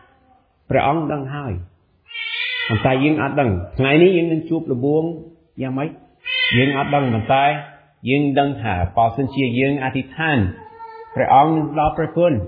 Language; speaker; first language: Khmer; non-native, fluent; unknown